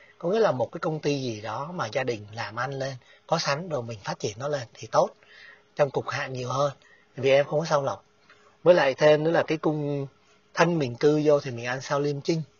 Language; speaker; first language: Vietnamese; native; Vietnamese